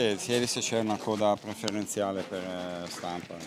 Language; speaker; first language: Italian; native; Italian